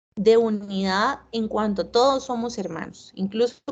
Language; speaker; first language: Spanish; native; Spanish